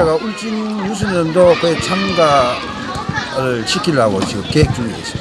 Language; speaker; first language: Korean; native; Korean